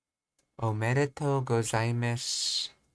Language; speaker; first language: Japanese; non-native, learner; English